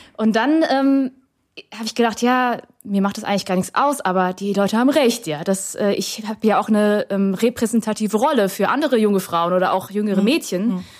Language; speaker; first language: German; early bilingual, other home language; Vietnamese